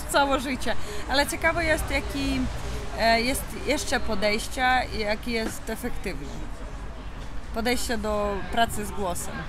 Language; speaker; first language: Polish; non-native, learner; Ukrainian